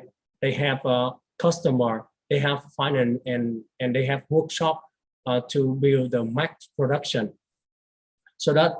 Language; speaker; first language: English; non-native, learner; Vietnamese